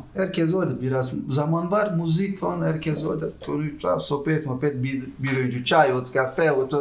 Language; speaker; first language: Turkish; non-native, learner; Portuguese